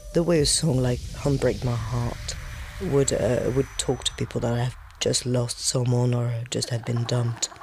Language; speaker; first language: English; non-native, fluent; French